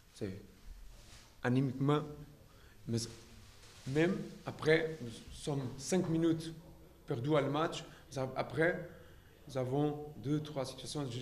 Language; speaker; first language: French; non-native, learner; Portuguese